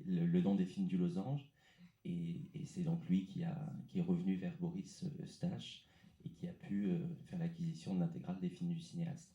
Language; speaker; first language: French; native; French